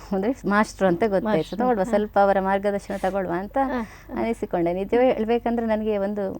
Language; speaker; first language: Kannada; native; Kannada